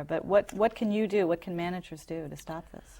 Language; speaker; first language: English; native; English